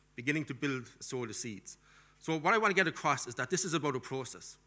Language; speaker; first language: English; native; English